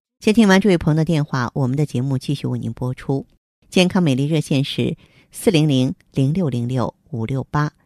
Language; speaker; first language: Chinese; native; Chinese